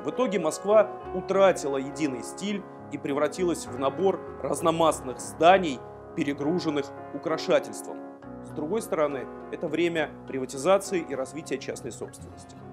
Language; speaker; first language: Russian; native; Russian